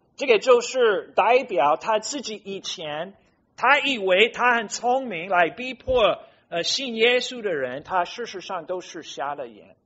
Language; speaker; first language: Chinese; non-native, fluent; English